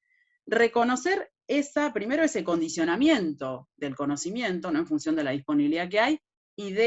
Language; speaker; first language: Spanish; native; Spanish